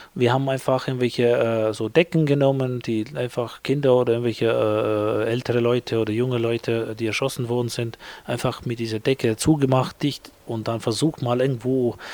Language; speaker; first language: German; non-native, fluent; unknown